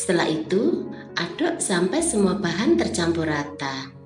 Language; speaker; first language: Indonesian; native; Indonesian